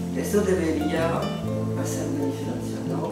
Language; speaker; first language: Spanish; non-native, fluent; French